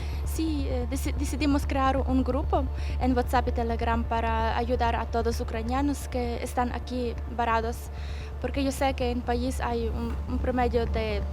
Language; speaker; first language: Spanish; non-native, fluent; Ukrainian